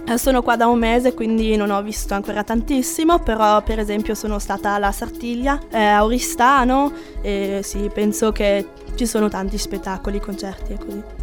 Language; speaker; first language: Italian; non-native, local second language; German